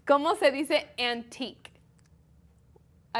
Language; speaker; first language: Spanish; early bilingual, heritage; Spanish